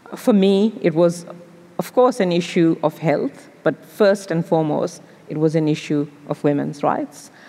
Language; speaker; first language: English; non-native, local second language; Urdu